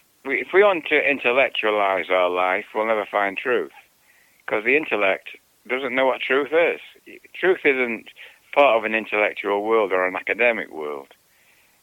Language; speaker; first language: English; native; English